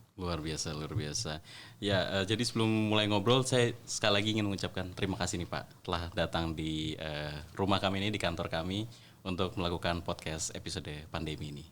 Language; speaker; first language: Indonesian; native; Indonesian